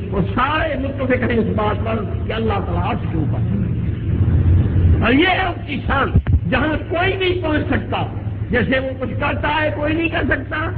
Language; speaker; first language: Urdu; non-native, local second language; Sindhi